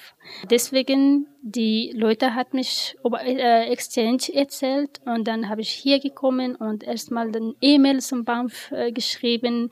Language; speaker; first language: German; non-native, learner; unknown